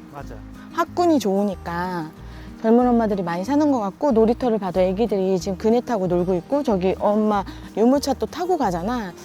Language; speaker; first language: Korean; native; Korean